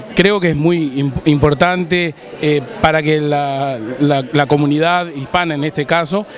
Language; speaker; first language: Spanish; native; Spanish